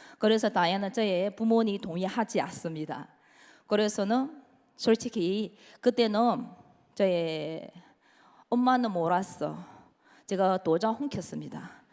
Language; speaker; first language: Korean; non-native, fluent; Chinese